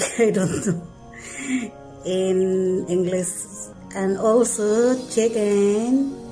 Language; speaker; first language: English; non-native, local second language; Filipino